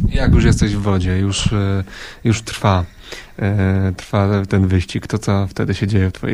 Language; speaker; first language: Polish; native; Polish